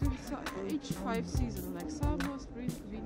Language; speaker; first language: English; non-native, learner; Russian